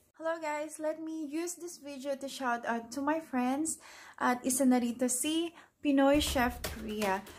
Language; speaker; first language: English; non-native, local second language; Filipino